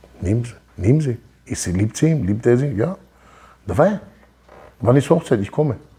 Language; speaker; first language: German; early bilingual, other home language; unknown